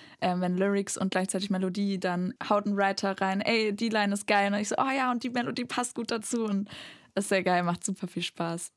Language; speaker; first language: German; native; German